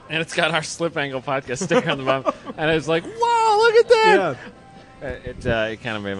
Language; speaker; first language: English; native; English